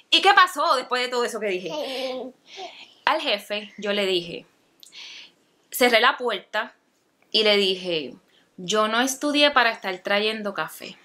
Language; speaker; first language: Spanish; native; Spanish